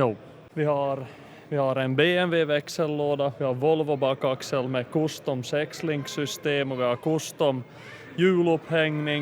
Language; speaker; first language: Swedish; native; Swedish